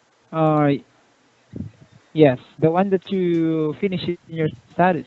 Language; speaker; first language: English; non-native, local second language; Filipino